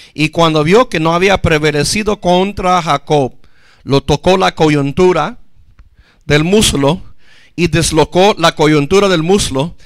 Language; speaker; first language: Spanish; non-native, fluent; English